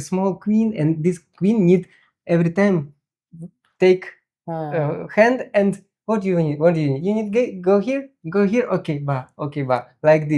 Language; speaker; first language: English; non-native, learner; Russian